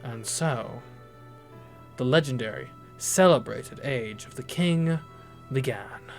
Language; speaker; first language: English; native; English